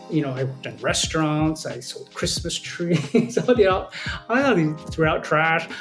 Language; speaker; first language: English; native; English